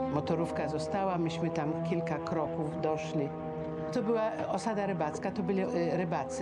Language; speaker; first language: Polish; native; Polish